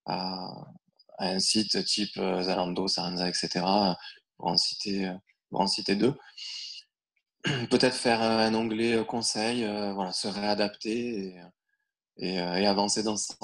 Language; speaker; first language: French; native; French